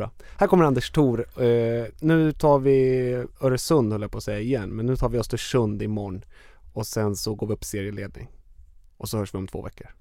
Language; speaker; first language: Swedish; native; Swedish